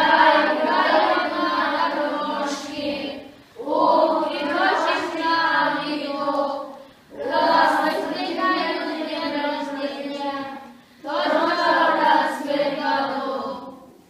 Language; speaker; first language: Russian; non-native, learner; Mongolian